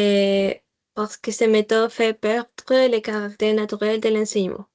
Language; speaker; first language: French; non-native, learner; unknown